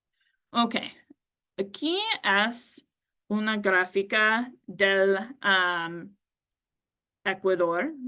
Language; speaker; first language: Spanish; non-native, learner; English